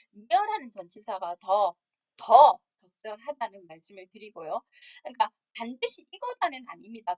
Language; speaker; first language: Korean; native; Korean